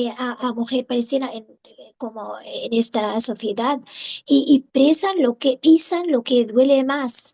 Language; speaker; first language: Spanish; non-native, fluent; Arabic